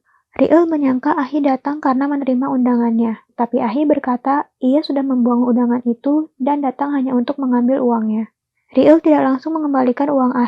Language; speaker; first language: Indonesian; native; Indonesian